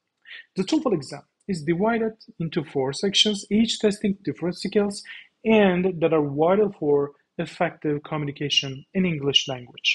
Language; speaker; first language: English; non-native, fluent; Turkish